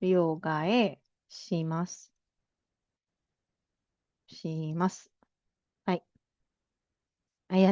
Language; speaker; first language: Japanese; non-native, fluent; Filipino